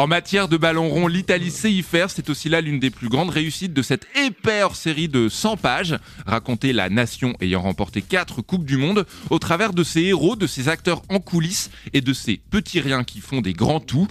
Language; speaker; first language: French; native; French